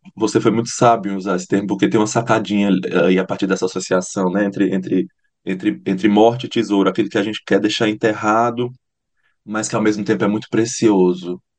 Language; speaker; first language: Portuguese; native; Portuguese